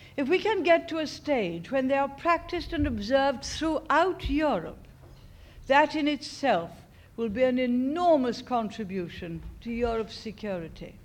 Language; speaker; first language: English; native; English